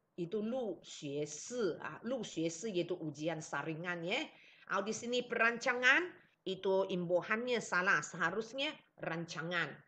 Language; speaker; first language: Malay; non-native, local second language; Chinese